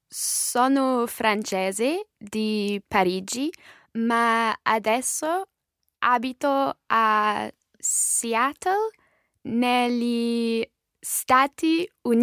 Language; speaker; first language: Italian; non-native, learner; English